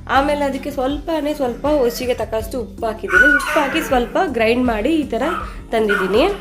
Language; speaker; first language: Kannada; native; Kannada